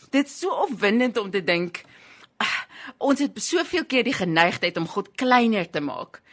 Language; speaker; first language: Afrikaans; native; Afrikaans